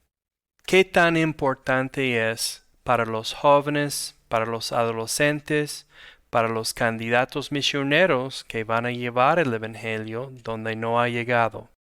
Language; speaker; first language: Spanish; non-native, fluent; English